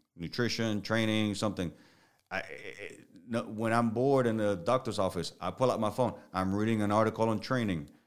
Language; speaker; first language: English; early bilingual, other home language; Spanish